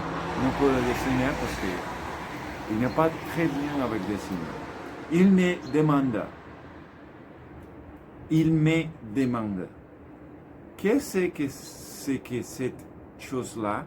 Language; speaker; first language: French; non-native, learner; Spanish